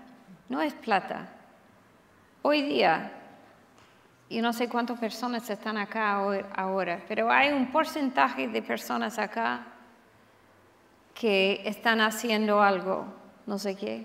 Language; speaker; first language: Spanish; non-native, fluent; English